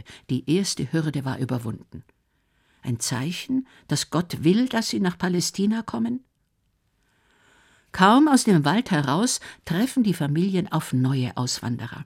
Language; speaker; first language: German; native; German